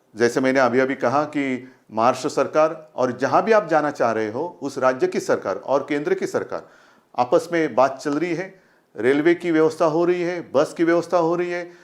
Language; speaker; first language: Hindi; non-native, local second language; Marathi